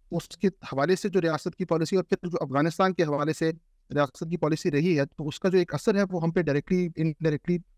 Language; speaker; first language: Urdu; non-native, local second language; Pashto